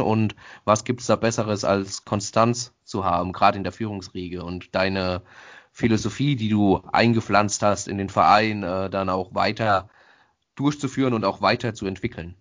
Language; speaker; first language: German; native; German